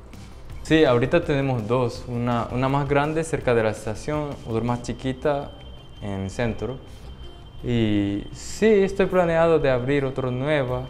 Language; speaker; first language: Spanish; non-native, fluent; Japanese